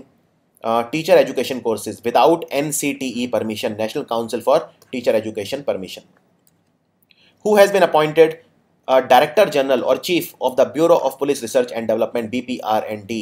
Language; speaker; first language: English; non-native, local second language; Hindi